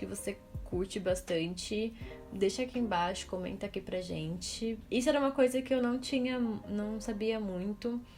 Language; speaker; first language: Portuguese; native; Portuguese